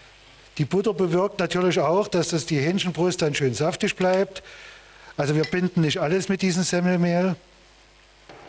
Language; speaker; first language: German; native; German